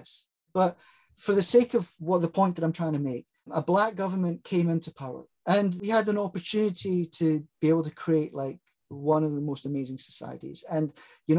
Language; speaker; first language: English; native; English